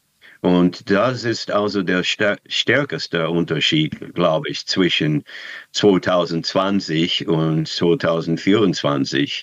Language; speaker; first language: German; non-native, fluent; English